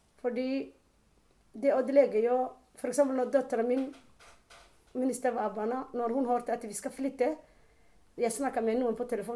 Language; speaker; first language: Norwegian; non-native, learner; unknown